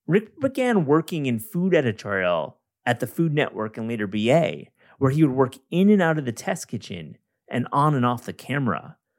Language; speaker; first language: English; native; English